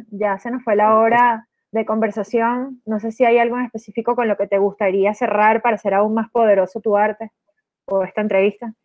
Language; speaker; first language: Spanish; native; Spanish